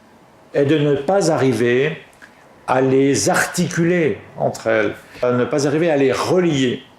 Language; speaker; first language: French; native; French